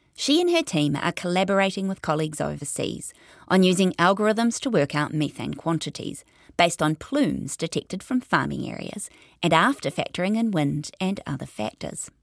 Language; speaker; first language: English; native; English